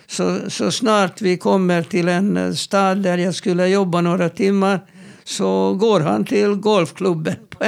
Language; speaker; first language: Swedish; non-native, fluent; Hungarian